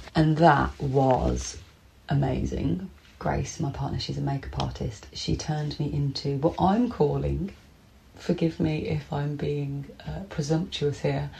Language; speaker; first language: English; native; English